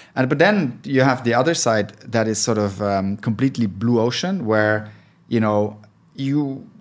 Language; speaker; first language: English; non-native, fluent; German